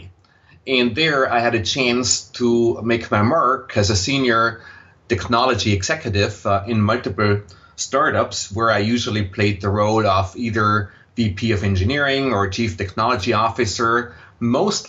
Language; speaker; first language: English; non-native, fluent; German